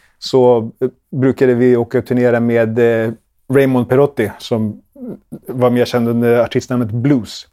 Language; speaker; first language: Swedish; early bilingual, other home language; Spanish